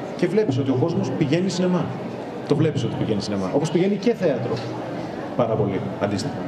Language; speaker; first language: Greek; native; Greek